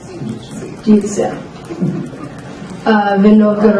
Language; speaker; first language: Russian; non-native, learner; English